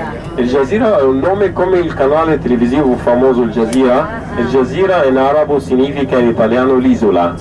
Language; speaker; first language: Italian; non-native, fluent; Arabic